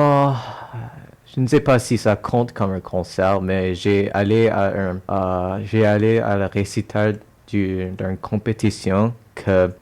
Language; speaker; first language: French; non-native, local second language; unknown